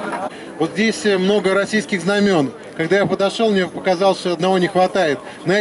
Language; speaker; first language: Russian; native; Russian